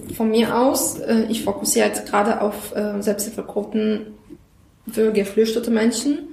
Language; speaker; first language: German; non-native, fluent; Arabic